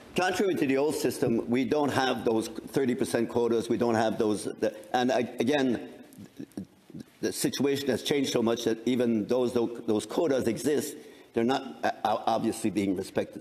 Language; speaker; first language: English; non-native, local second language; French